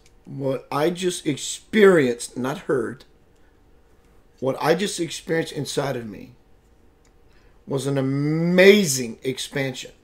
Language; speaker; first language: English; native; English